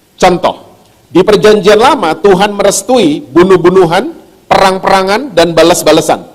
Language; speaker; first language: Indonesian; native; Indonesian